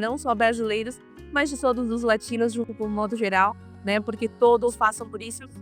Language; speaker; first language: Portuguese; native; Portuguese